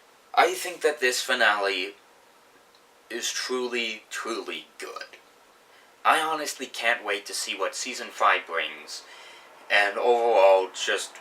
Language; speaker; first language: English; native; English